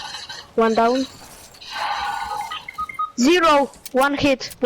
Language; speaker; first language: English; non-native, learner; Polish